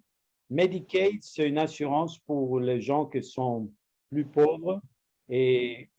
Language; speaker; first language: French; non-native, learner; Spanish